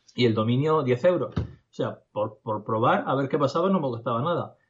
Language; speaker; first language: Spanish; native; Spanish